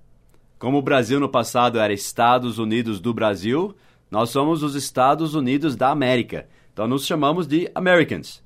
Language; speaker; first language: Portuguese; non-native, fluent; English